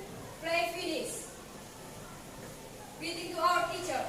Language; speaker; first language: English; non-native, learner; Indonesian